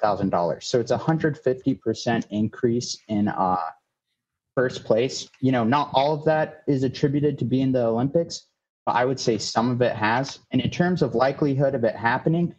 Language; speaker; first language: English; native; English